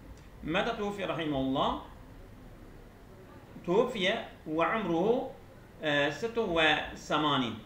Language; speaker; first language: Arabic; non-native, fluent; Turkish